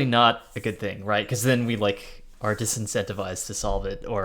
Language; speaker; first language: English; native; English